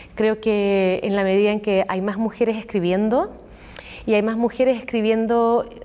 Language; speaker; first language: Spanish; native; Spanish